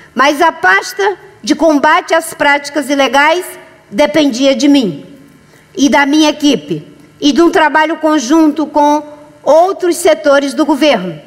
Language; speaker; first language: Portuguese; native; Portuguese